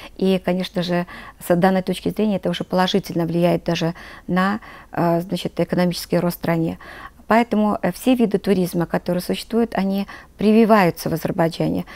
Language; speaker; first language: Russian; non-native, local second language; Azerbaijani